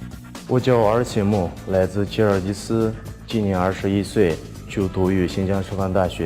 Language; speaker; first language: Chinese; non-native, fluent; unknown